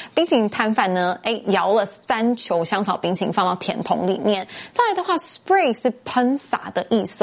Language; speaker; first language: Chinese; native; Chinese